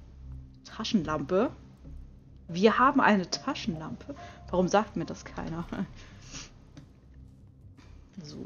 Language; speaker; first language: German; native; German